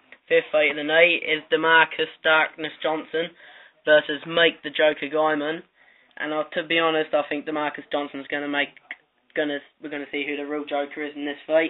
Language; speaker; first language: English; native; English